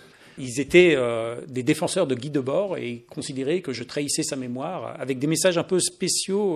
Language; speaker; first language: French; native; French